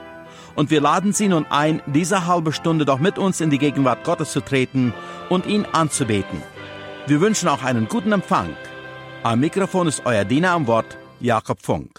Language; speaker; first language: German; early bilingual, heritage; German